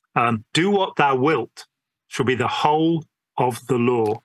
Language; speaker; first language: English; native; English